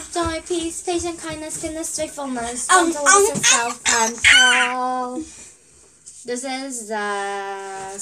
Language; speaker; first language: English; non-native, learner; Korean